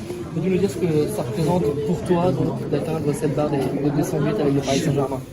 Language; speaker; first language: French; native; French